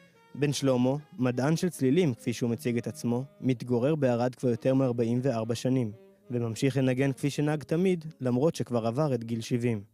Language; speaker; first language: Hebrew; native; Hebrew